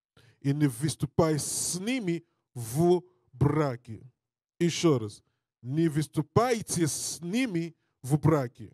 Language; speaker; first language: Russian; non-native, learner; English